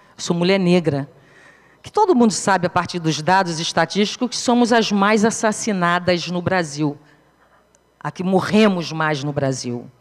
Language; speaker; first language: Portuguese; native; Portuguese